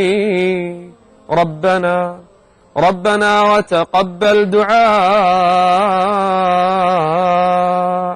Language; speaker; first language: Arabic; native; Arabic